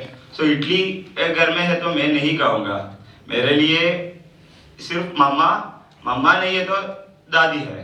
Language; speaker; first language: Hindi; non-native, local second language; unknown